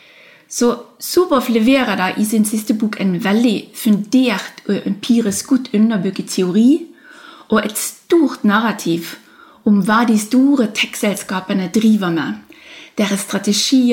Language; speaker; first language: Norwegian; non-native, fluent; German